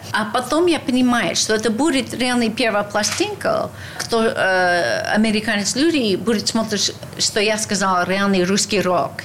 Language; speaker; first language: Russian; non-native, learner; English